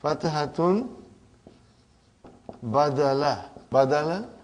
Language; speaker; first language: Arabic; non-native, fluent; Urdu